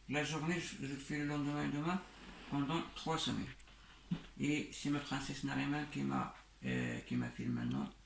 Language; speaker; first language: French; non-native, local second language; Arabic